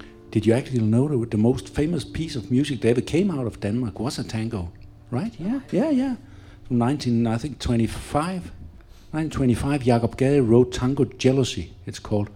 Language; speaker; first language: English; non-native, fluent; Danish